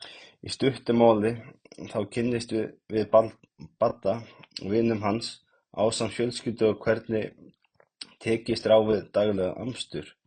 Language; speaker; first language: Icelandic; native; Icelandic